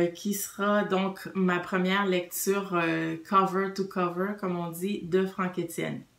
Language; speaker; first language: French; native; French